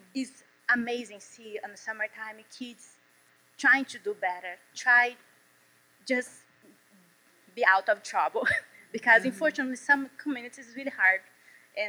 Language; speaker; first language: English; non-native, learner; Portuguese